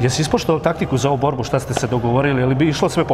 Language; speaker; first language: Serbian; native; Serbian